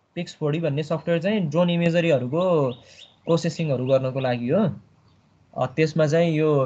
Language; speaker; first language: Nepali; native; Nepali